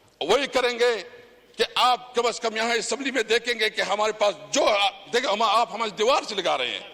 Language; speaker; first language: Urdu; non-native, local second language; Pashto